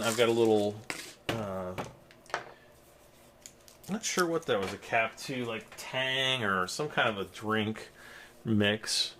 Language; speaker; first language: English; native; English